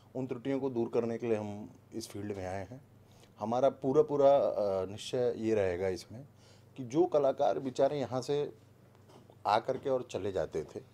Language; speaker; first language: Hindi; native; Hindi